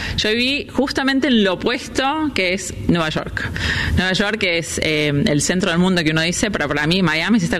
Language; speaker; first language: Spanish; native; Spanish